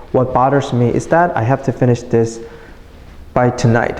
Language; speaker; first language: English; non-native, fluent; Korean